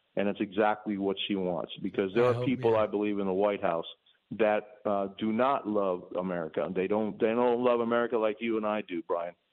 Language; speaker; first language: English; early bilingual, other home language; Spanish